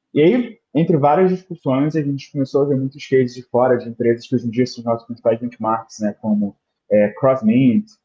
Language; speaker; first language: Portuguese; native; Portuguese